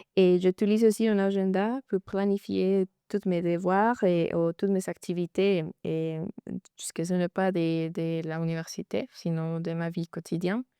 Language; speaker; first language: French; non-native, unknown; Spanish